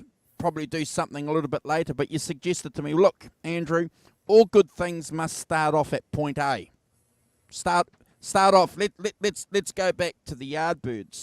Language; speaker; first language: English; native; English